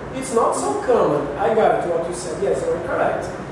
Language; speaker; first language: English; non-native, fluent; Portuguese